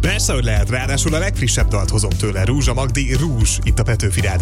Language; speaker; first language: Hungarian; native; Hungarian